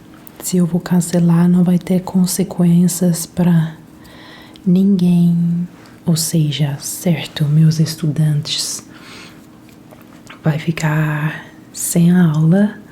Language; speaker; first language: Portuguese; non-native, fluent; Italian